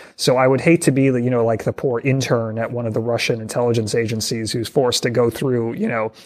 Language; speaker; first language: English; native; English